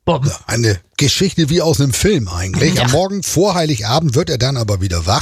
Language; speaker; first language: German; native; German